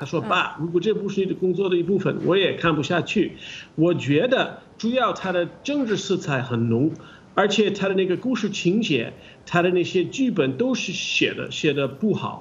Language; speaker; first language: Chinese; non-native, fluent; English